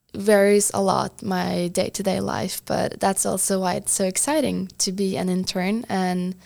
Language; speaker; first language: English; non-native, fluent; Norwegian